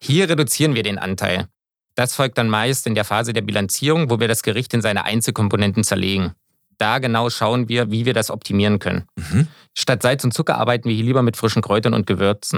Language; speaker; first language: German; native; German